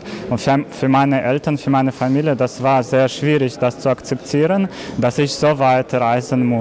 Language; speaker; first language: German; non-native, fluent; Russian